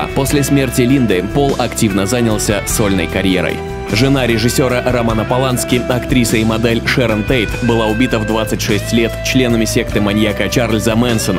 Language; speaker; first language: Russian; native; Russian